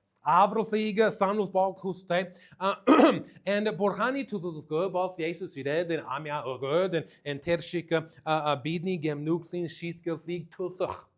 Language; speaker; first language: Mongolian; non-native, learner; English